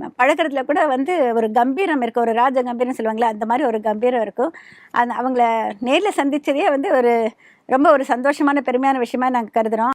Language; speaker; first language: Tamil; native; Tamil